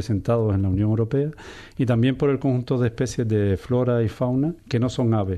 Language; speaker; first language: Spanish; native; Spanish